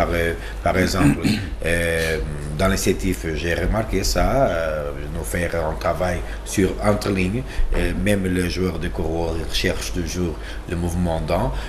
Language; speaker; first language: French; non-native, learner; Portuguese